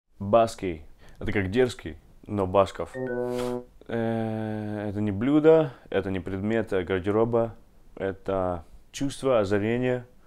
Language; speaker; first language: Russian; non-native, fluent; English